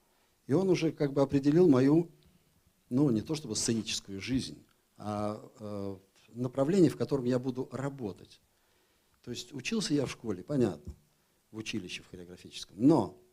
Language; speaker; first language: Russian; native; Russian